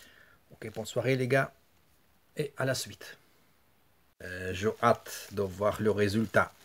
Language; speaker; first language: French; non-native, fluent; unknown